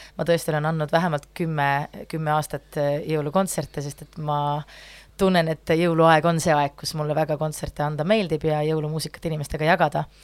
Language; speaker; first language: Estonian; native; Estonian